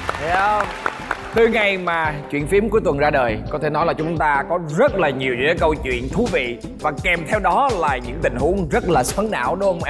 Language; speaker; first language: Vietnamese; native; Vietnamese